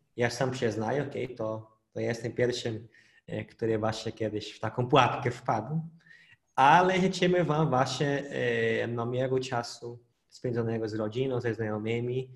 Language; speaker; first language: Polish; non-native, fluent; Portuguese